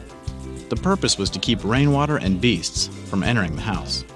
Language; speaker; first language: English; native; English